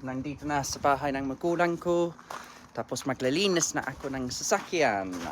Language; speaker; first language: Filipino; non-native, learner; English